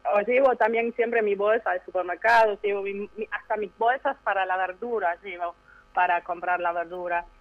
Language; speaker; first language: Spanish; non-native, fluent; German